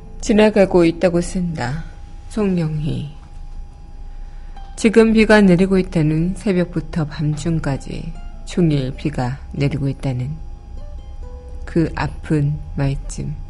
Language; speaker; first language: Korean; native; Korean